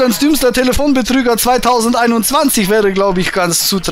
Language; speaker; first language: German; native; German